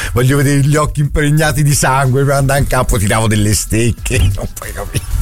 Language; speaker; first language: Italian; native; Italian